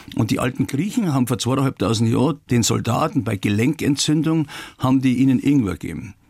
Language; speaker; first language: German; native; German